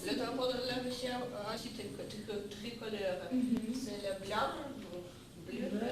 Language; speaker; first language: French; non-native, learner; Russian